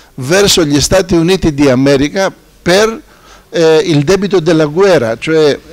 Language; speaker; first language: Italian; non-native, fluent; Greek